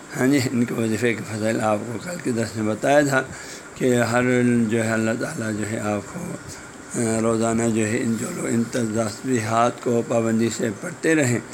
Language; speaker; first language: Urdu; non-native, local second language; Balti